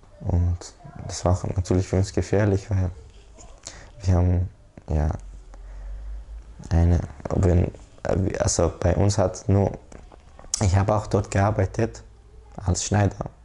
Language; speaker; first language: German; non-native, learner; Persian